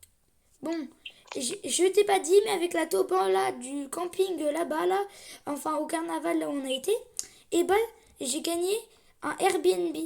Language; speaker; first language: French; native; French